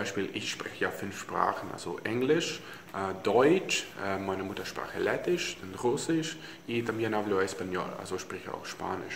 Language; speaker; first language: German; non-native, fluent; Latvian